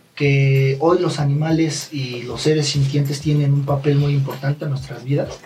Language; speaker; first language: Spanish; native; Spanish